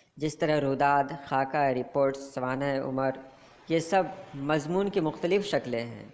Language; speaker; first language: Urdu; native; Urdu